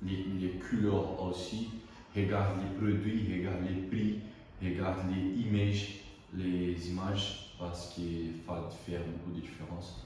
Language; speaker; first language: French; non-native, learner; Portuguese